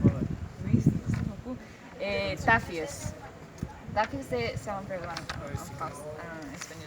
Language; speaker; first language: French; non-native, learner; Spanish